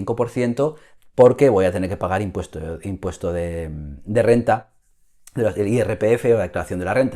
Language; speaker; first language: Spanish; native; Spanish